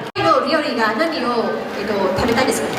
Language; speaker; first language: Japanese; non-native, learner; Thai